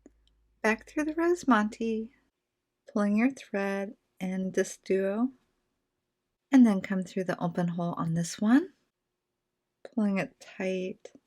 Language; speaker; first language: English; native; English